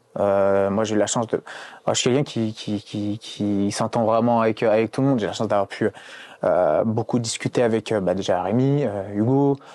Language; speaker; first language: French; native; French